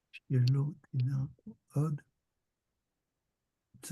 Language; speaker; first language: Hebrew; non-native, learner; French